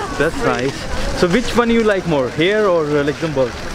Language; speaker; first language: English; non-native, learner; Hindi